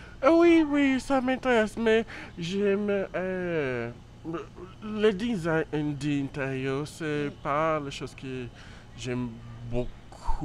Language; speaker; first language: French; non-native, learner; Portuguese